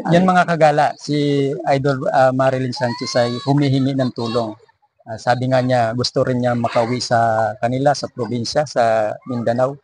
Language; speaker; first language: Filipino; non-native, local second language; Bikol